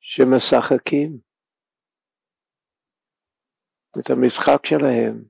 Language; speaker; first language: Hebrew; non-native, fluent; English